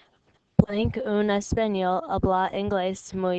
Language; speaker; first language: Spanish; non-native, learner; English